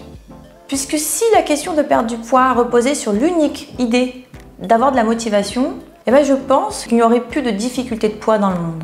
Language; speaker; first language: French; native; French